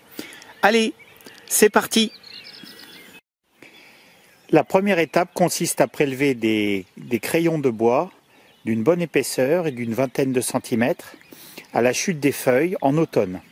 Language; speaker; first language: French; native; French